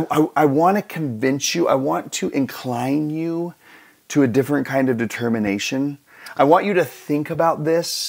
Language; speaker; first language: English; native; English